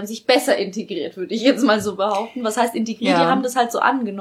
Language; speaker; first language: German; early bilingual, other home language; Polish